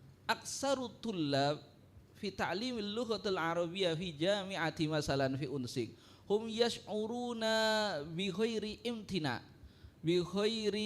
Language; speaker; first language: Arabic; non-native, fluent; Indonesian